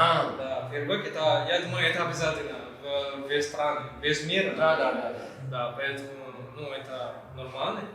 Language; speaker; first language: Russian; non-native, learner; Malay